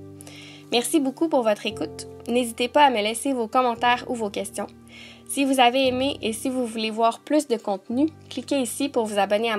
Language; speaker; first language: French; native; French